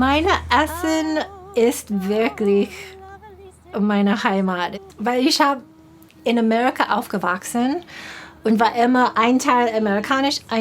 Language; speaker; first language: German; non-native, fluent; English